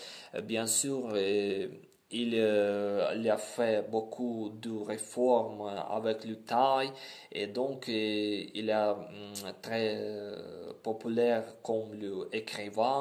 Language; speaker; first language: French; non-native, learner; Ukrainian